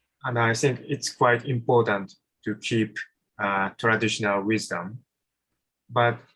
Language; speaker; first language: English; non-native, fluent; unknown